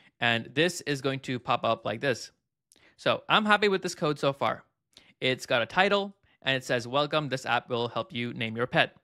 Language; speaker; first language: English; native; English